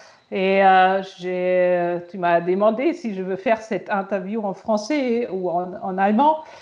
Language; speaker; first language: French; non-native, fluent; German